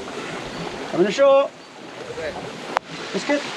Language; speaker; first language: English; native; English